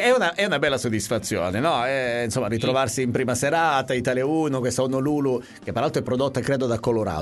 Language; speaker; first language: Italian; native; Italian